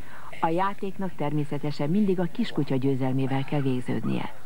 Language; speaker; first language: Hungarian; native; Hungarian